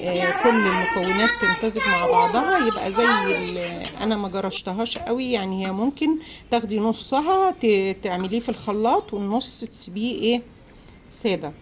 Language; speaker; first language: Arabic; native; Arabic